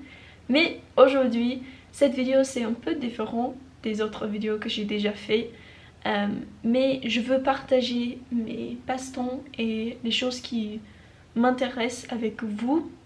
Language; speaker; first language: French; non-native, learner; English